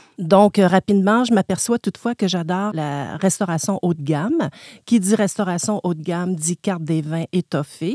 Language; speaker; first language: French; native; French